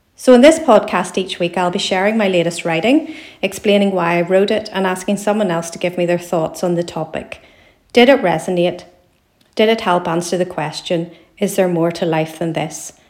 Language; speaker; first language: English; native; English